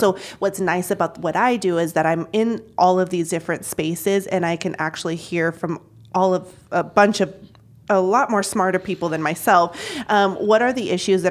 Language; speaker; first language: English; native; English